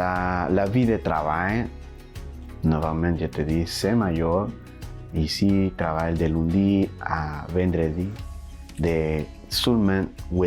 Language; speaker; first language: French; non-native, learner; Spanish